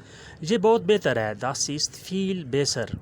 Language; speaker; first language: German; non-native, learner; Urdu